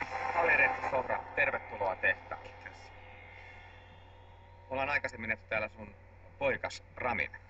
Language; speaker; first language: Finnish; native; Finnish